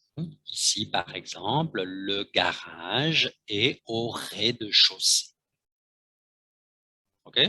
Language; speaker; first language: French; non-native, fluent; Vietnamese